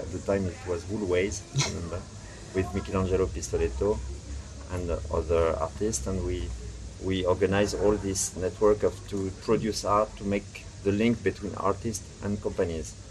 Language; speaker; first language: English; non-native, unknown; French